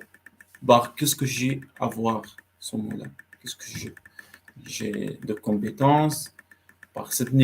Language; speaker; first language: French; non-native, learner; Arabic